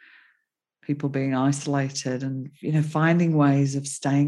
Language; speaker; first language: English; native; English